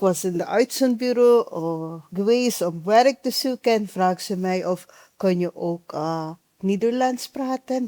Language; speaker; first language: Dutch; non-native, learner; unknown